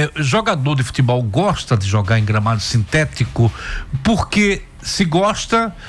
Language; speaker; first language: Portuguese; native; Portuguese